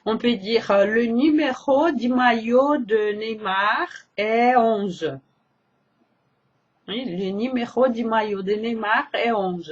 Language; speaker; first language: French; non-native, fluent; Portuguese